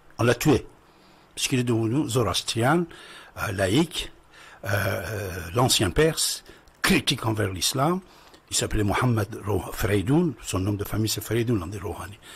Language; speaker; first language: French; non-native, fluent; Persian